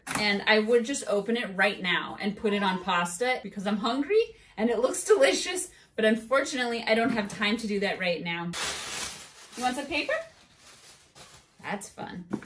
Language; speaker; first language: English; native; English